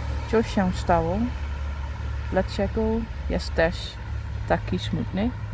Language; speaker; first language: Polish; non-native, learner; Dutch